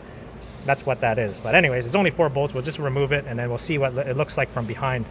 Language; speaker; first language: English; native; English